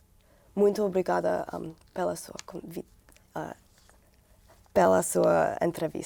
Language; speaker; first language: Portuguese; non-native, learner; English